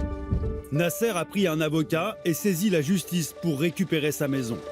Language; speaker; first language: French; native; French